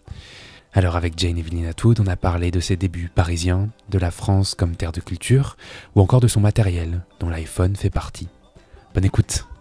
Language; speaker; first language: French; native; French